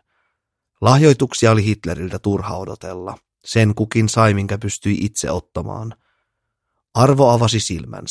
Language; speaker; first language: Finnish; native; Finnish